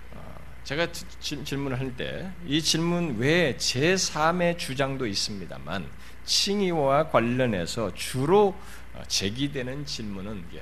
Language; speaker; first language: Korean; native; Korean